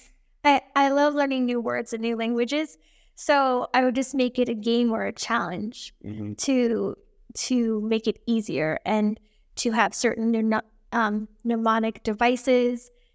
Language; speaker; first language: English; native; English